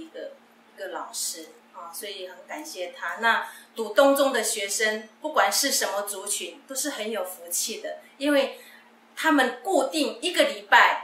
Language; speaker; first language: Chinese; non-native, local second language; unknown